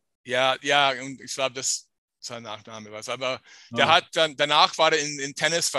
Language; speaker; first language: German; non-native, fluent; English